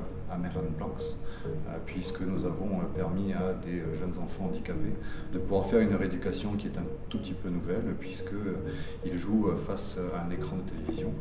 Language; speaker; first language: French; native; French